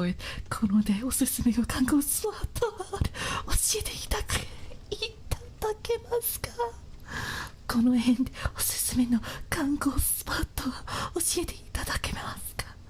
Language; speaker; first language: Japanese; non-native, learner; English